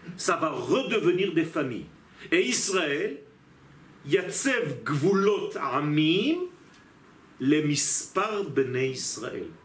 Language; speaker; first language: French; non-native, fluent; Hebrew